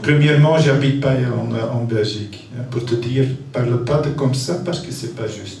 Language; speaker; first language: French; non-native, learner; Dutch